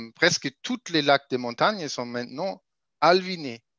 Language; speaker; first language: French; non-native, fluent; German